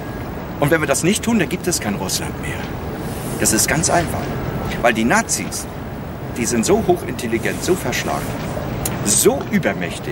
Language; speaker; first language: German; native; German